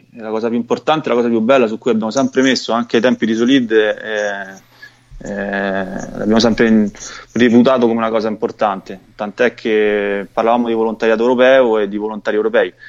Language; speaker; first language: Italian; native; Italian